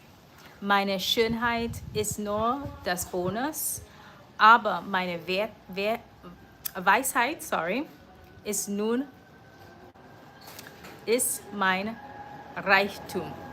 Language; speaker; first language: German; non-native, learner; English